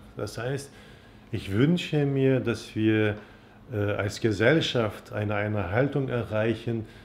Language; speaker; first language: German; non-native, fluent; Turkish